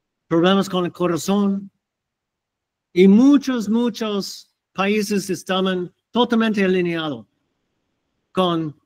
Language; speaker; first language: Spanish; non-native, fluent; English